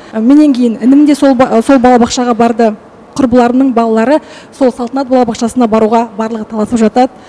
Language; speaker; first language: Kazakh; native; Kazakh